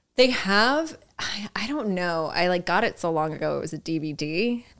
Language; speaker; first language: English; native; English